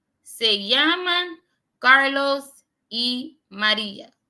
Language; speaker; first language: Spanish; non-native, learner; English